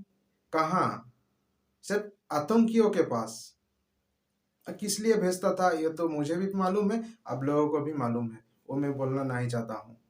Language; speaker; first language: Hindi; non-native, local second language; Bangla